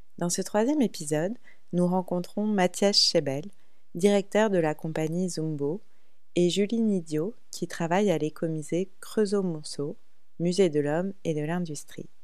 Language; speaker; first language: French; native; French